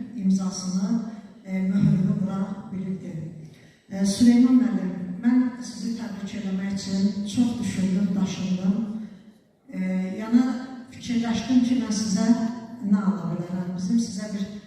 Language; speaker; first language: Azerbaijani; native; Azerbaijani